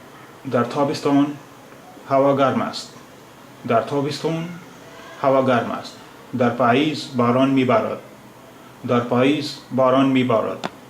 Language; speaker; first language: Persian; non-native, fluent; Urdu